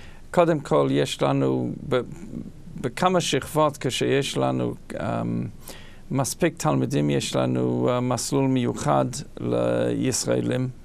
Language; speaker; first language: Hebrew; non-native, fluent; English